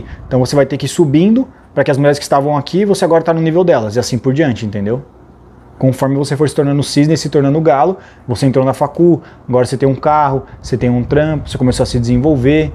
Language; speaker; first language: Portuguese; native; Portuguese